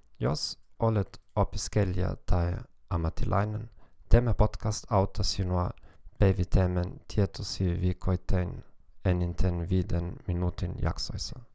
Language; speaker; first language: Finnish; non-native, learner; German